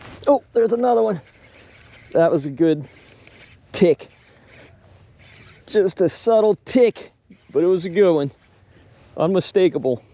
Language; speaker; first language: English; native; English